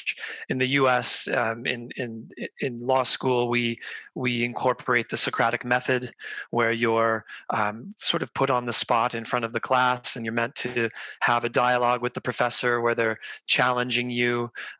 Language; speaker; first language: English; native; English